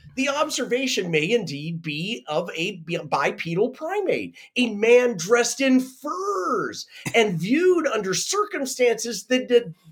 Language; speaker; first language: English; native; English